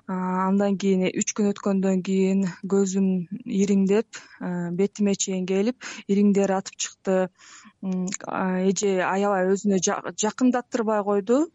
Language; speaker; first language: Kyrgyz; native; Kyrgyz